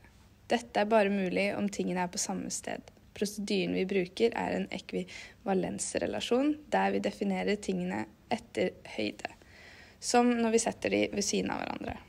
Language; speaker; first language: Norwegian; native; Norwegian